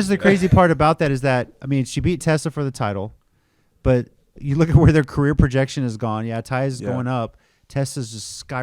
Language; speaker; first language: English; native; English